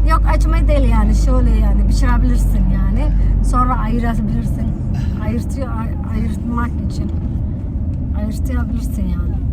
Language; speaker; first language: Turkish; non-native, fluent; Somali